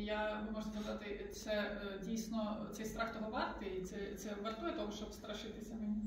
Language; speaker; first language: Ukrainian; native; Ukrainian